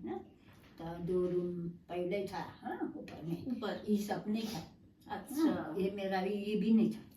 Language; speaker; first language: Hindi; non-native, local second language; Nepali